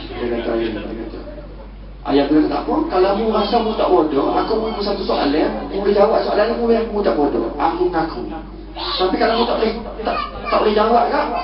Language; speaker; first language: Malay; native; Malay